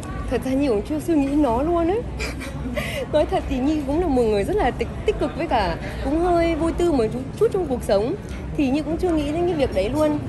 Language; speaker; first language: Vietnamese; early bilingual, heritage; Vietnamese